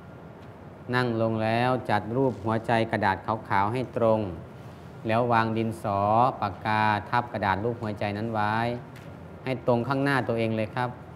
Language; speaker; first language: Thai; native; Thai